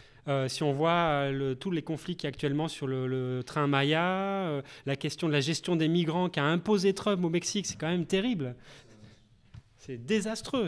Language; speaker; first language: French; native; French